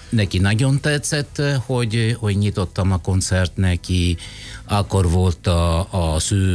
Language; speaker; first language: Hungarian; non-native, fluent; Italian